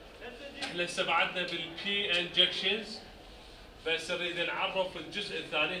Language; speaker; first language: Arabic; native; Arabic